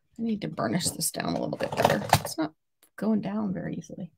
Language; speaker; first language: English; native; English